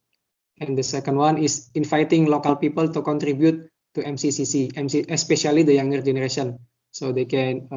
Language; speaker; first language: English; non-native, learner; Indonesian